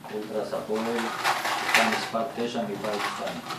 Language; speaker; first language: Hebrew; native; Hebrew